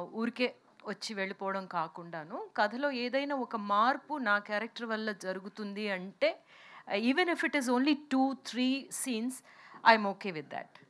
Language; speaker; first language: Telugu; native; Telugu